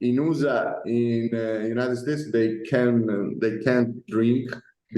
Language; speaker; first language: English; non-native, learner; Italian